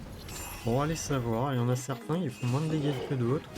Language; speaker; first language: French; native; French